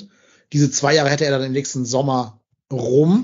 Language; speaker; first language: German; native; German